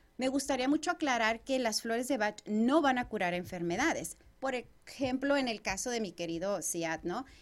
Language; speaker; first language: Spanish; native; Spanish